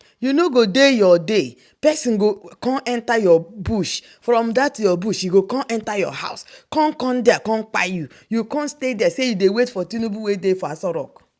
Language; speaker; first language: Nigerian Pidgin; non-native, local second language; Igbo